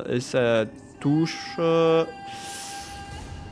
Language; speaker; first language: French; native; French